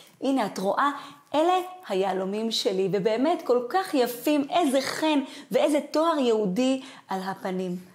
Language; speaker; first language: Hebrew; native; Hebrew